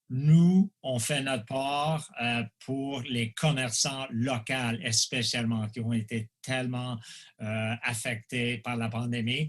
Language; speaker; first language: French; non-native, local second language; English